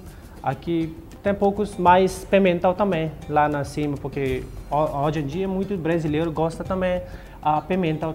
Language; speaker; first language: Portuguese; non-native, learner; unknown